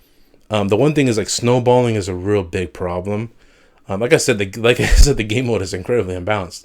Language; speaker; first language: English; native; English